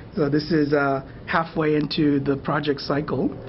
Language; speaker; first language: English; native; English